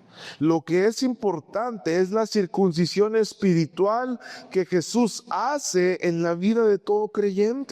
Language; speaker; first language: Spanish; native; Spanish